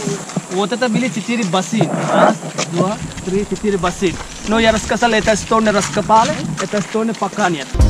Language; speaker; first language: Russian; non-native, learner; Sinhala